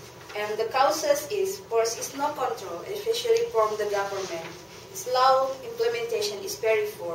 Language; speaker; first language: English; non-native, learner; Indonesian